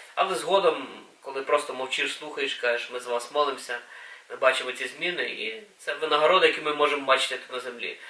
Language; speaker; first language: Ukrainian; native; Ukrainian